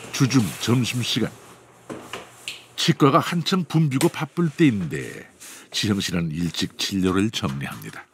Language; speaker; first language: Korean; native; Korean